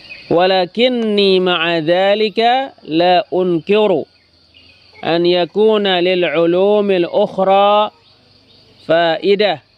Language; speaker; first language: Arabic; non-native, fluent; Indonesian